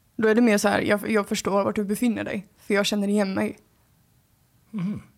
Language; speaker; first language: Swedish; native; Swedish